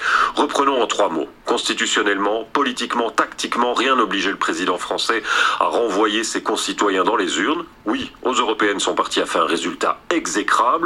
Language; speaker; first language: French; native; French